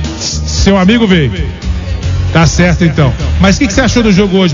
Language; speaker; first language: Portuguese; native; Portuguese